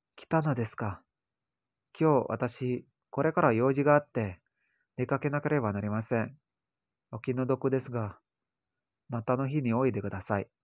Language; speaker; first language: Japanese; non-native, learner; Indonesian